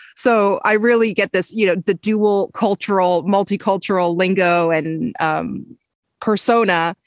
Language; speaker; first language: English; native; English